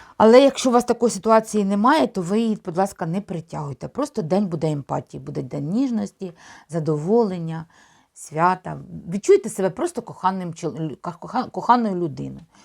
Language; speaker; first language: Ukrainian; non-native, local second language; Russian